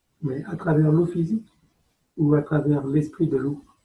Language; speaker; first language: French; native; French